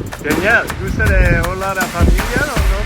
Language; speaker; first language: Spanish; non-native, learner; English